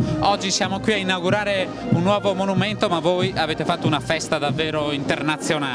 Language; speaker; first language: Italian; native; Italian